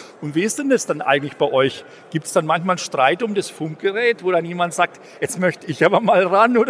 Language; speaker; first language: German; native; German